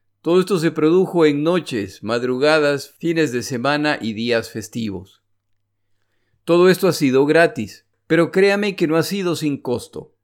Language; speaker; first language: Spanish; native; Spanish